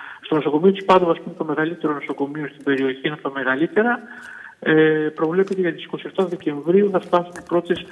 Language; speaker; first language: Greek; native; Greek